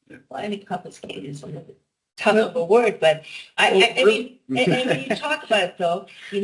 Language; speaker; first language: English; native; English